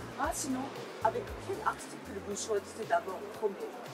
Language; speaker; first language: French; non-native, fluent; Japanese